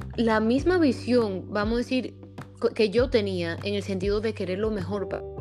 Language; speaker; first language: Spanish; early bilingual, heritage; Spanish